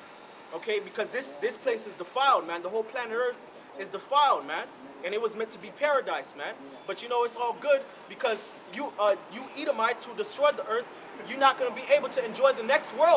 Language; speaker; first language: English; native; English